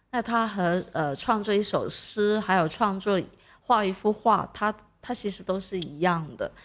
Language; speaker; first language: Chinese; non-native, local second language; Cantonese